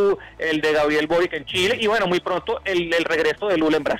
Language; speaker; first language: Spanish; native; Spanish